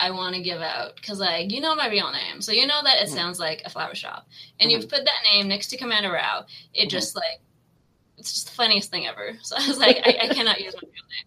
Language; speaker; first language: English; native; English